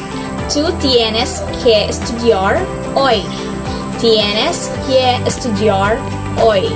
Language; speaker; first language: Spanish; non-native, learner; Filipino